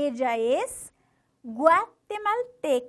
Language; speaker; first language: Spanish; non-native, fluent; Portuguese